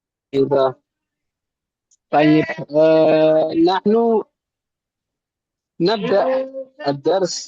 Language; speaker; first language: Arabic; non-native, fluent; Indonesian